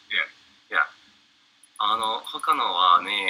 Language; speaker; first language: Japanese; non-native, learner; English